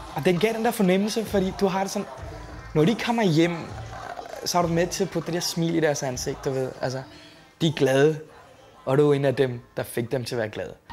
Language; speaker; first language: Danish; early bilingual, other home language; Tamil